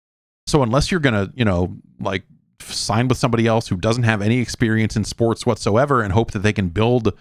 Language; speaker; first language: English; native; English